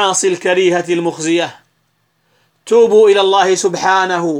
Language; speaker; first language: Arabic; native; Arabic